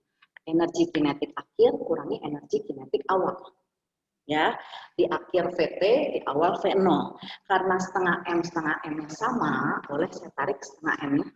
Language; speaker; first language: Indonesian; native; Indonesian